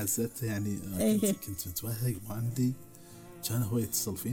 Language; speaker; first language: Arabic; native; Arabic